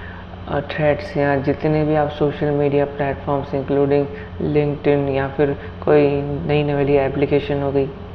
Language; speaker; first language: Hindi; native; Hindi